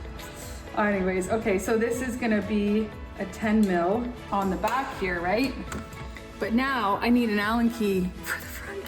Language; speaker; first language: English; native; English